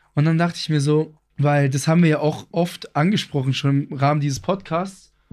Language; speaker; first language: German; early bilingual, other home language; Greek